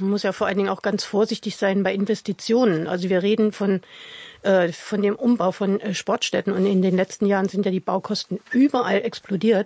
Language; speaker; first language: German; native; German